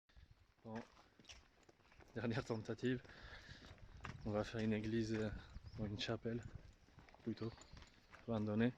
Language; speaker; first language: French; native; French